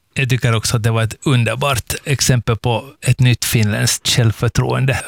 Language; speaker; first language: Swedish; native; Swedish